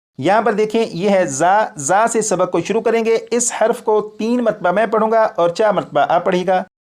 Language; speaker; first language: Urdu; native; Urdu